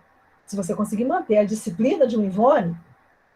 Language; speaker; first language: Portuguese; native; Portuguese